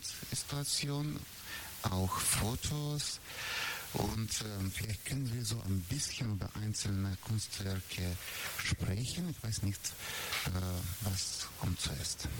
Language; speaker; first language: German; non-native, fluent; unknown